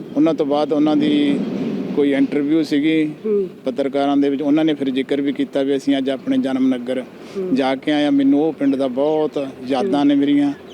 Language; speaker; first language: Punjabi; native; Punjabi